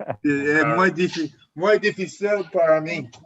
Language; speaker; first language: Spanish; non-native, learner; English